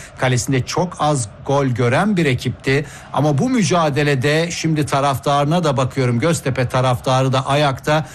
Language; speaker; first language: Turkish; native; Turkish